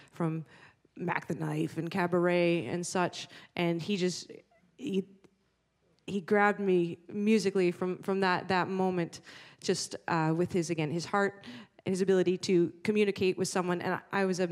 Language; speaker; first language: English; native; English